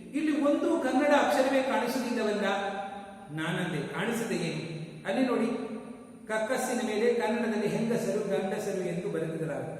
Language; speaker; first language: Kannada; native; Kannada